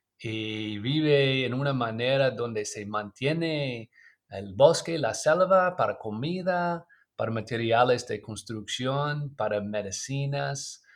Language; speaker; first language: Spanish; non-native, learner; English